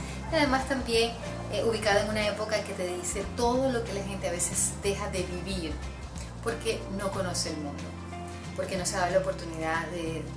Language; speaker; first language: Spanish; native; Spanish